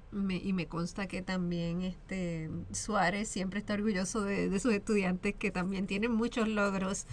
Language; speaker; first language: Spanish; native; Spanish